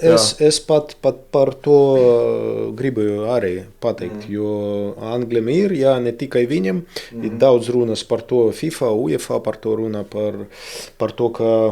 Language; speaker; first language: Latvian; non-native, local second language; Russian